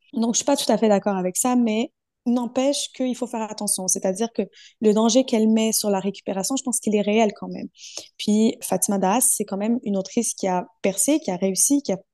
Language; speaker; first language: French; early bilingual, other home language; Arabic